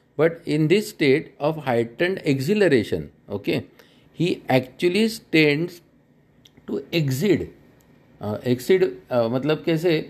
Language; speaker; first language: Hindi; non-native, local second language; Marathi